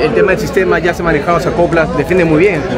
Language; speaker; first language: Spanish; native; Spanish